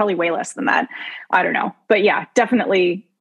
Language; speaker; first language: English; native; English